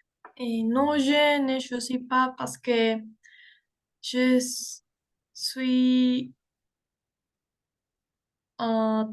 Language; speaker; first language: French; non-native, learner; Spanish